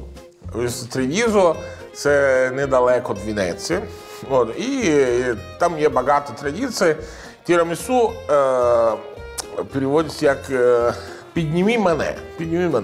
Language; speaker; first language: Ukrainian; non-native, learner; Italian